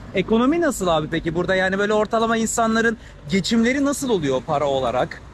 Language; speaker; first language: Turkish; native; Turkish